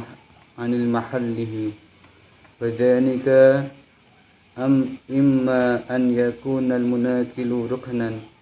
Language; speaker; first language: Arabic; non-native, fluent; Javanese